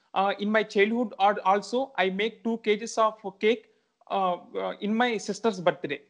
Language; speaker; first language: English; non-native, local second language; Telugu